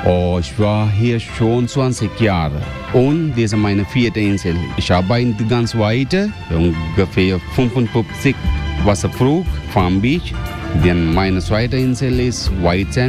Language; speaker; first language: German; non-native, learner; Sinhala